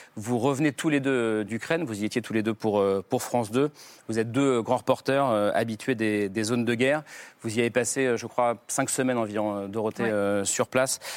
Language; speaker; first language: French; native; French